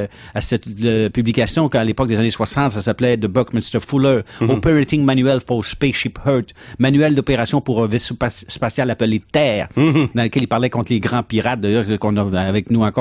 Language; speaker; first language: French; native; French